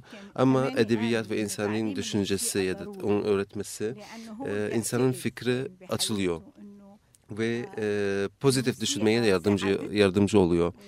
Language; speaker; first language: Turkish; non-native, fluent; Arabic